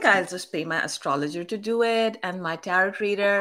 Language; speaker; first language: English; non-native, local second language; Bangla